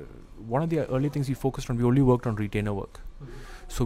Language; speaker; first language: English; non-native, local second language; Malayalam